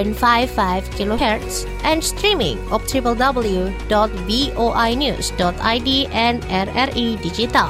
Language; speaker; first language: Dutch; non-native, fluent; Indonesian